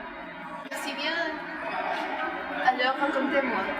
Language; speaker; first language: French; non-native, learner; Spanish